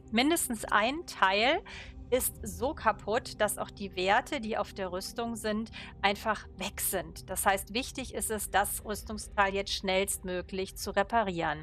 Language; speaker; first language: German; native; German